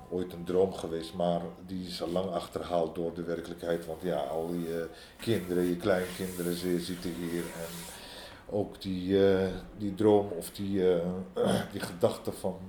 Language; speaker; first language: Dutch; early bilingual, other home language; Arabic